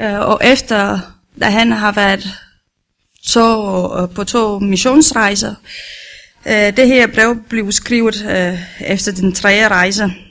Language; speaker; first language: Danish; non-native, learner; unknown